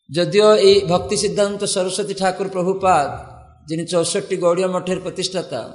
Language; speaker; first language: Bangla; non-native, fluent; Odia